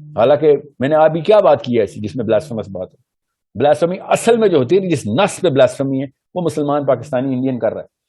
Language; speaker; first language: Urdu; early bilingual, heritage; Urdu